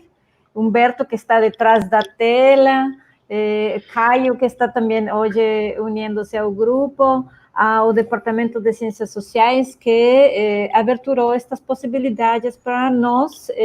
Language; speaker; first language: Portuguese; non-native, fluent; Spanish